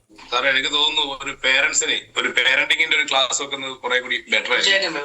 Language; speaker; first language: Malayalam; native; Malayalam